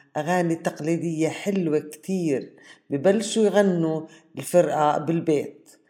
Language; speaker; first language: Arabic; native; Arabic